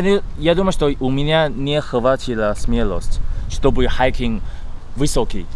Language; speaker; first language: Russian; non-native, learner; Chinese